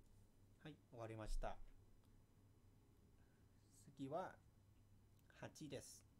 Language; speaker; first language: Japanese; non-native, fluent; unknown